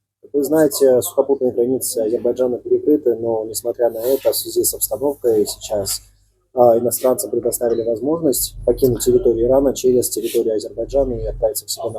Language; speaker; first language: Russian; non-native, local second language; Azerbaijani